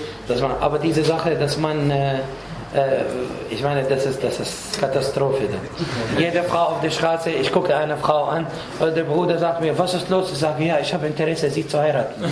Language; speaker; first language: German; non-native, fluent; Arabic